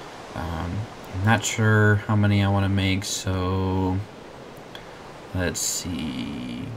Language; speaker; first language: English; native; English